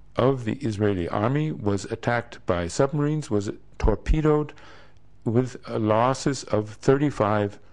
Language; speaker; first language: English; native; English